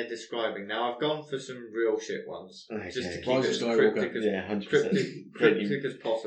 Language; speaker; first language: English; native; English